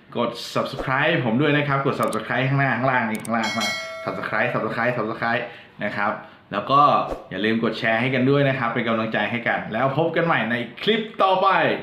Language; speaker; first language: Thai; non-native, local second language; Northern Khmer